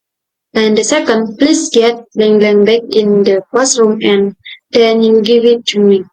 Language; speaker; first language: English; non-native, local second language; Indonesian